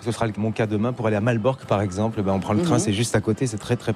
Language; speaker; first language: French; native; French